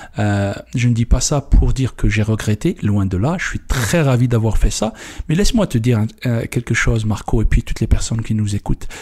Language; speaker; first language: French; non-native, local second language; Kabyle